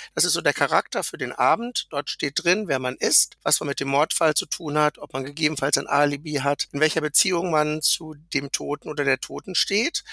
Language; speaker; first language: German; native; German